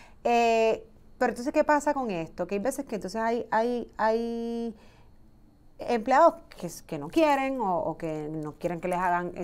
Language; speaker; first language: Spanish; native; Spanish